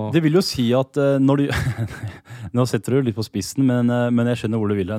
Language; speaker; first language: Norwegian; native; Norwegian